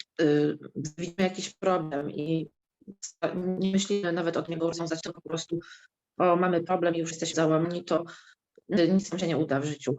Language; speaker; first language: Polish; native; Polish